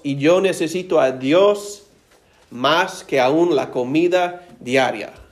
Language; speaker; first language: Spanish; non-native, fluent; English